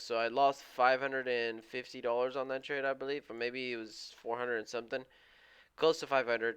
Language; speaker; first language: English; native; English